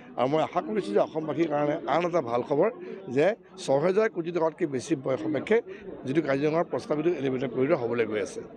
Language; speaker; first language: Assamese; native; Assamese